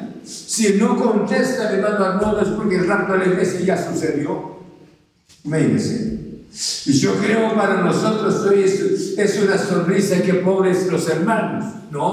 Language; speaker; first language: Spanish; native; Spanish